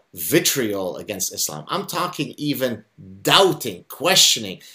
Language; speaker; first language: English; non-native, fluent; Arabic